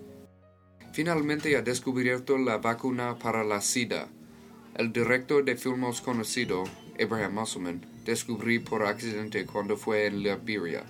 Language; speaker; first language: Spanish; non-native, learner; English